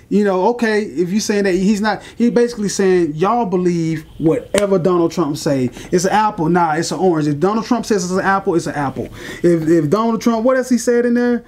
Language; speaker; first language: English; native; English